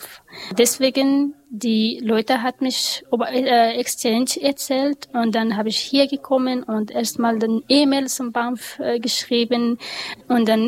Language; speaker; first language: German; non-native, learner; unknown